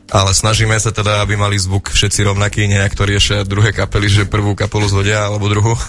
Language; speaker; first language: Slovak; native; Slovak